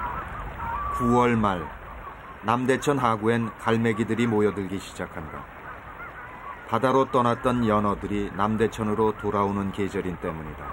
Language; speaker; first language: Korean; native; Korean